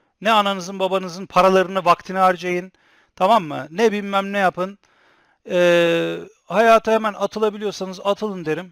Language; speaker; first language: Turkish; native; Turkish